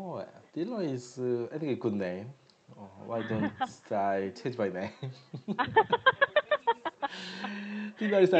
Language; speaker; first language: English; non-native, learner; Korean